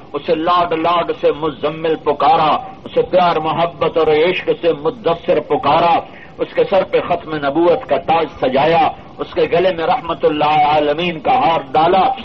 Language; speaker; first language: Urdu; non-native, local second language; Punjabi